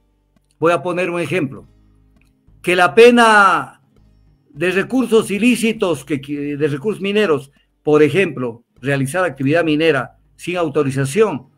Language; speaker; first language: Spanish; native; Spanish